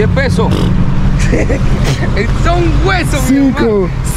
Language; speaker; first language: Spanish; native; Spanish